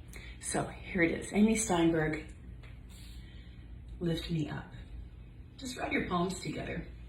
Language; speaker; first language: English; native; English